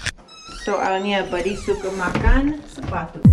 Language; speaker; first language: Indonesian; non-native, learner; English